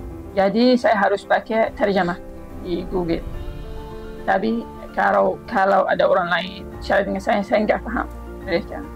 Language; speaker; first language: Indonesian; non-native, learner; Arabic